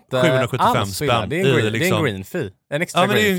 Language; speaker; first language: Swedish; native; Swedish